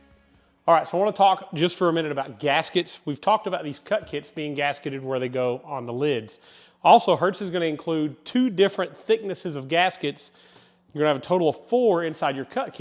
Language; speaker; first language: English; native; English